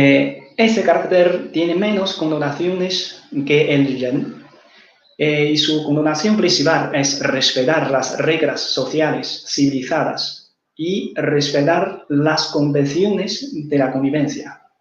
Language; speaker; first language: Spanish; non-native, fluent; Chinese